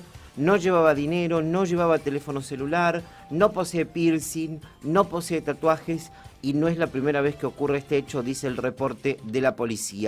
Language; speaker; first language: Spanish; native; Spanish